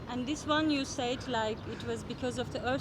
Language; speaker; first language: English; non-native, learner; Turkish